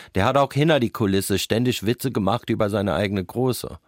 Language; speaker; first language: German; non-native, fluent; English